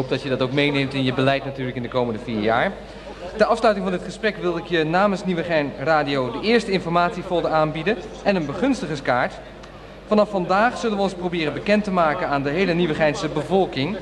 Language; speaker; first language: Dutch; native; Dutch